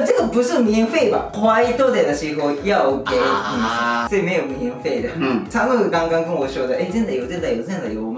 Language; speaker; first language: Chinese; non-native, learner; Japanese